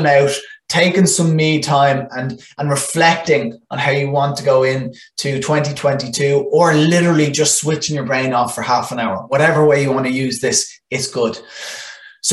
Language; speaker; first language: English; non-native, local second language; Irish